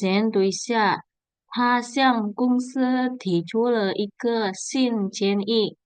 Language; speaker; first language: Chinese; non-native, fluent; Indonesian